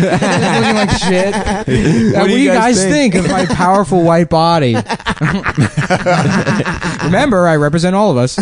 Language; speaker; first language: English; native; English